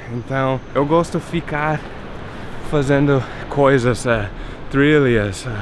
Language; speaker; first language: Portuguese; non-native, fluent; English